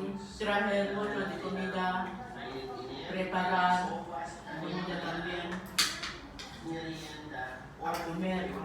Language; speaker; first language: Spanish; non-native, learner; Filipino